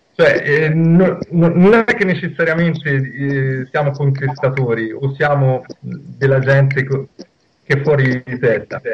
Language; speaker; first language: Italian; native; Italian